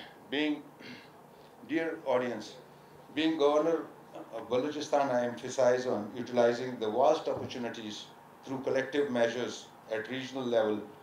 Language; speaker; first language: English; non-native, local second language; Pashto